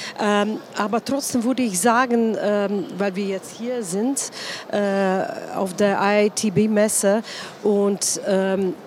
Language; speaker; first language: German; non-native, fluent; Slovenian